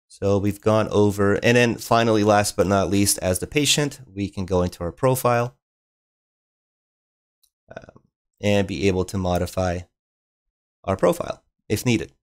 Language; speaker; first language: English; native; English